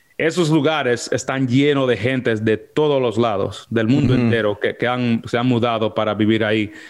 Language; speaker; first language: Spanish; early bilingual, heritage; Spanish